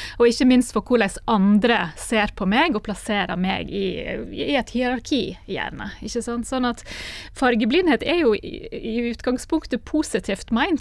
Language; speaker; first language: Norwegian; native; Norwegian